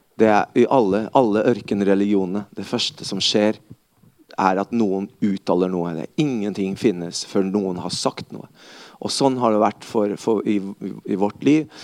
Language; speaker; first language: Norwegian; early bilingual, other home language; Spanish